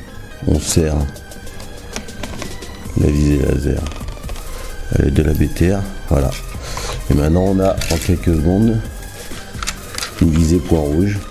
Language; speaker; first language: French; native; French